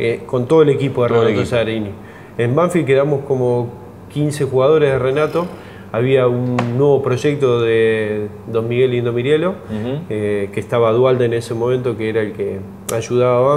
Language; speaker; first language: Spanish; native; Spanish